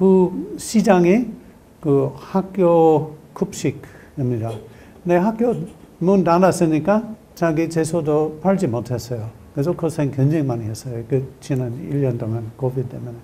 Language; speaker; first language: Korean; non-native, learner; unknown